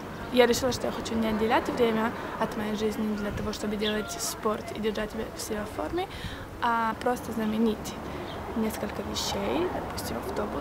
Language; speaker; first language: Russian; early bilingual, heritage; Russian